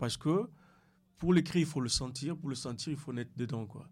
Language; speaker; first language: French; non-native, local second language; Lingala